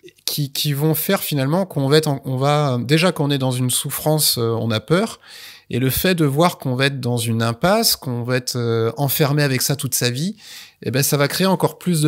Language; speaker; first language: French; native; French